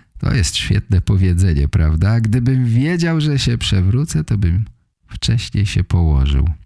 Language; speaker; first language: Polish; native; Polish